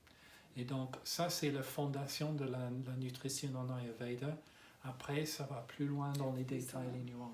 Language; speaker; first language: French; non-native, fluent; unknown